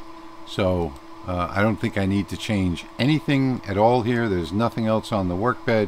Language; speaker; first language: English; native; English